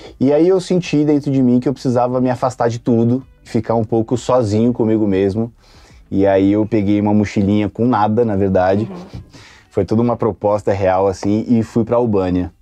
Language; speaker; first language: Portuguese; native; Portuguese